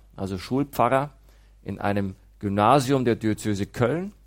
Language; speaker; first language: German; native; German